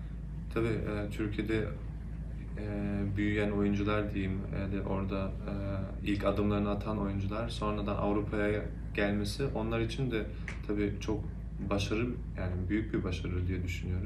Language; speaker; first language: Turkish; early bilingual, heritage; Turkish